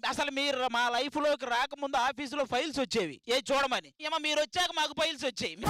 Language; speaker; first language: Telugu; native; Telugu